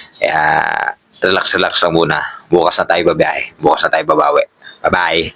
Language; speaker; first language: Filipino; native; Filipino